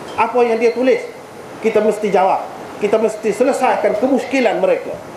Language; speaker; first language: Malay; native; Malay